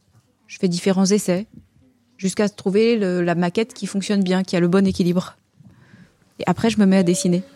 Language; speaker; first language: French; native; French